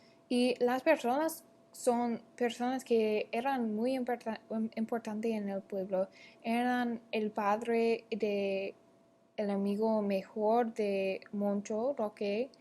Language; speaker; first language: Spanish; non-native, learner; English